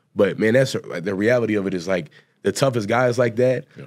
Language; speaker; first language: English; native; English